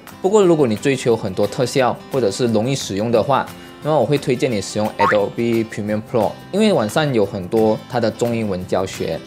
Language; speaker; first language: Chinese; native; Chinese